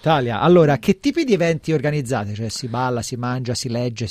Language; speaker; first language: Italian; native; Italian